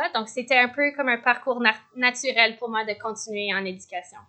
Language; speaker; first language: French; native; French